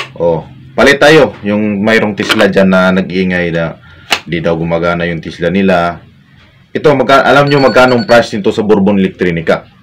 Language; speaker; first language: Filipino; non-native, local second language; Cebuano